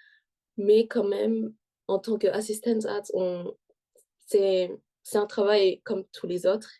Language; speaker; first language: French; early bilingual, heritage; French